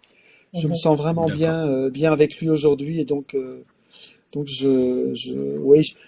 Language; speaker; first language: French; native; French